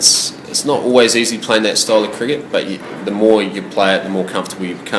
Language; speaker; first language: English; native; English